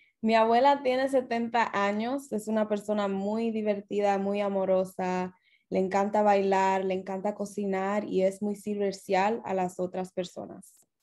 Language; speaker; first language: Spanish; early bilingual, heritage; Spanish